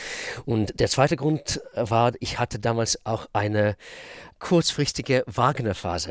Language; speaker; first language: German; non-native, fluent; Russian